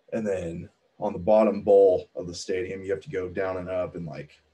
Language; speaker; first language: English; native; English